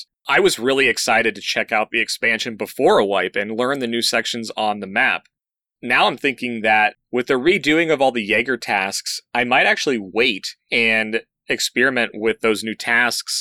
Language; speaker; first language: English; native; English